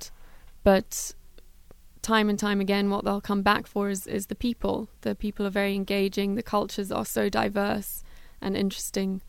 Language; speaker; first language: English; native; English